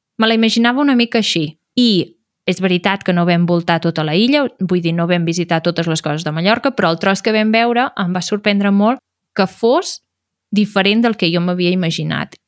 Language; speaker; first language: Catalan; native; Catalan